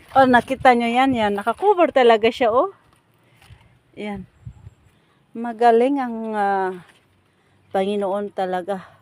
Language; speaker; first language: Filipino; non-native, local second language; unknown